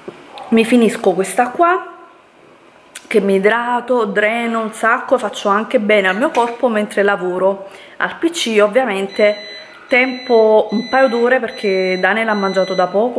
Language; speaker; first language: Italian; native; Italian